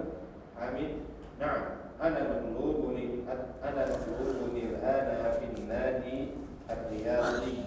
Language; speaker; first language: Arabic; non-native, learner; Sundanese